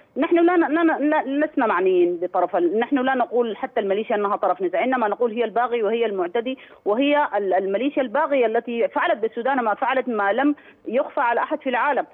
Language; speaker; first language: Arabic; native; Arabic